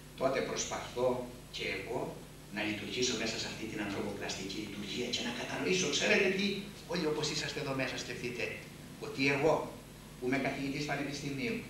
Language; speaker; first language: Greek; native; Greek